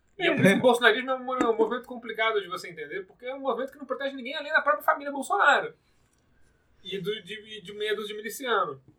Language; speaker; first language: Portuguese; native; Portuguese